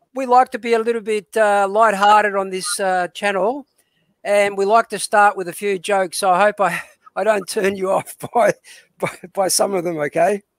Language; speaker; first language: English; native; English